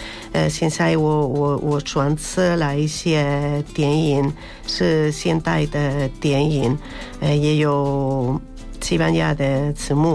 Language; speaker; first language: Chinese; non-native, learner; Spanish